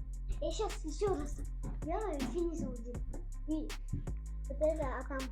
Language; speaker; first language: Russian; non-native, local second language; Kazakh